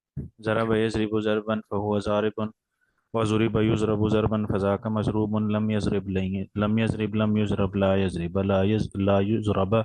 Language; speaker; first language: Arabic; non-native, learner; Urdu